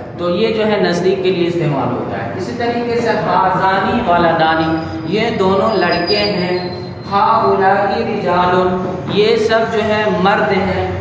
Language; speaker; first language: Urdu; native; Urdu